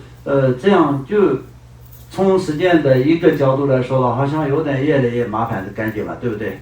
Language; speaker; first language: Chinese; non-native, local second language; Tibetan